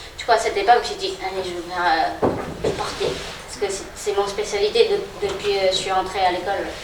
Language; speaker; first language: French; non-native, fluent; Khmer